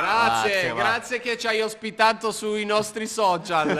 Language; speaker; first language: Italian; native; Italian